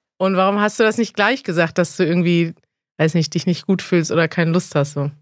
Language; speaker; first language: German; native; German